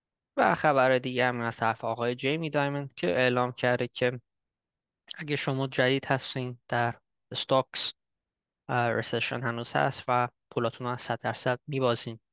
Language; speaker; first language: Persian; early bilingual, heritage; Persian